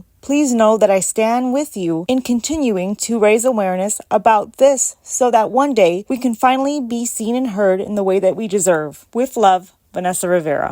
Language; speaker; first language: English; native; English